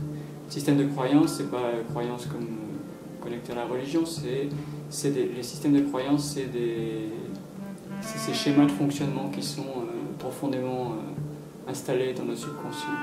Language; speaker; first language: French; native; French